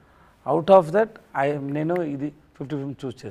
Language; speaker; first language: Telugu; non-native, learner; Tamil